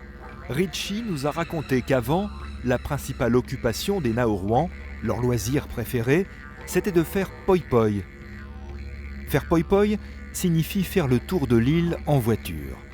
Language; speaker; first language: French; native; French